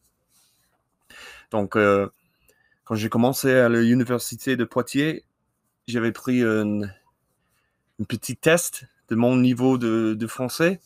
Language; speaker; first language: French; non-native, learner; English